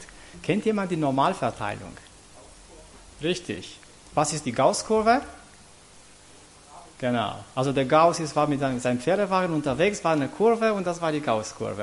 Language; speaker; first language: German; non-native, fluent; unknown